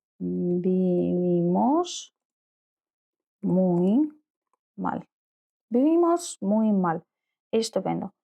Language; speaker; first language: Spanish; non-native, fluent; Ukrainian